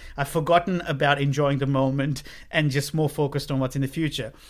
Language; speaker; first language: English; non-native, local second language; Sinhala